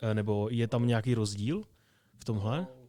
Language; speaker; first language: Czech; native; Czech